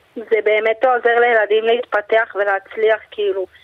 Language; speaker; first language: Hebrew; native; Hebrew